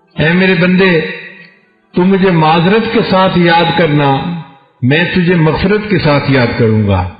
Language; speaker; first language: Urdu; non-native, local second language; Punjabi